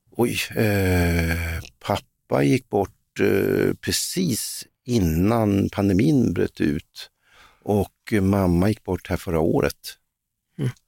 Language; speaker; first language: Swedish; native; Swedish